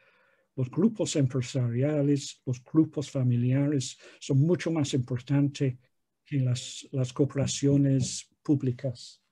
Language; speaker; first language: Spanish; non-native, fluent; English